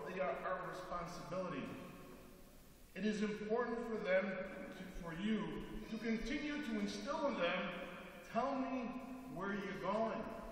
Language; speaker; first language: English; early bilingual, other home language; Spanish